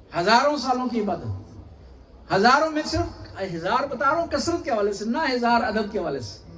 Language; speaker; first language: Urdu; non-native, local second language; Punjabi